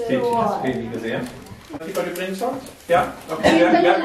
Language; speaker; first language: German; native; German